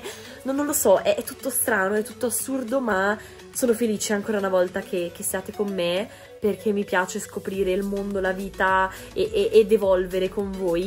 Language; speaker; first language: Italian; native; Italian